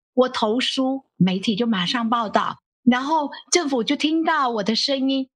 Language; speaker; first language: Chinese; non-native, fluent; Vietnamese